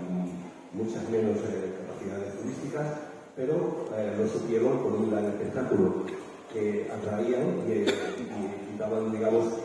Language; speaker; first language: Spanish; native; Spanish